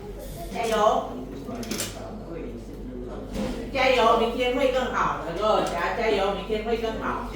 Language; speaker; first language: Chinese; non-native, fluent; Indonesian